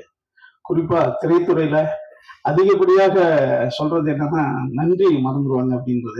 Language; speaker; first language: Tamil; native; Tamil